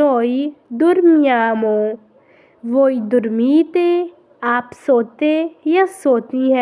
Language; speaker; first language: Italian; non-native, fluent; Urdu